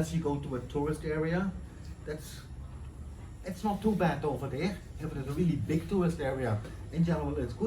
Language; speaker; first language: English; non-native, fluent; Dutch